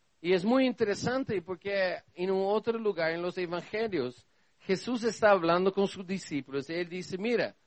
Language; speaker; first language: Spanish; non-native, learner; Portuguese